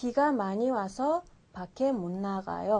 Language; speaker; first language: Korean; non-native, fluent; Mongolian